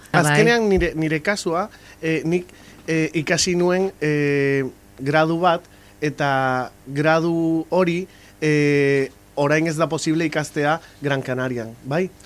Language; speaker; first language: Basque; non-native, local second language; Spanish